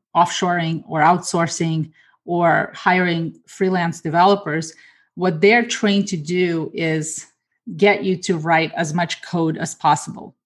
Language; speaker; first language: English; early bilingual, other home language; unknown